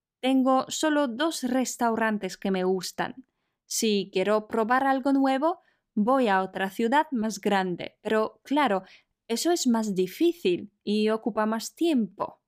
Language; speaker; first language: Spanish; non-native, fluent; Polish